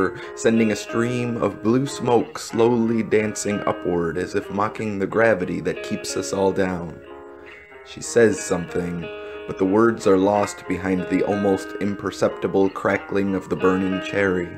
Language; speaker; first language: English; native; English